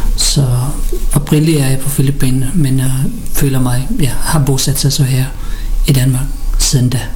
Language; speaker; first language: Danish; early bilingual, other home language; Filipino